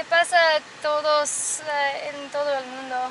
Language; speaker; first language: Spanish; non-native, learner; English